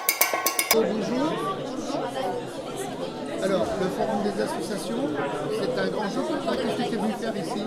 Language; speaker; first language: French; native; French